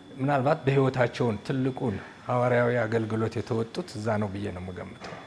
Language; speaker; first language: Amharic; native; Amharic